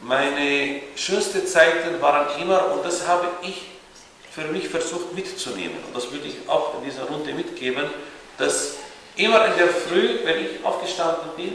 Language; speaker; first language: German; non-native, fluent; Arabic